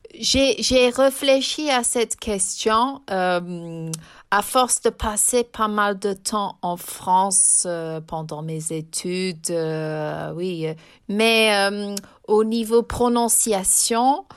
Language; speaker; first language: French; non-native, fluent; English